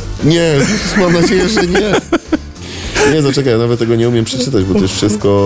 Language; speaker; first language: Polish; native; Polish